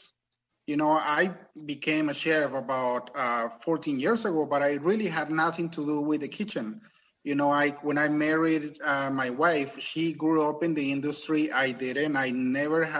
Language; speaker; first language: English; non-native, fluent; Spanish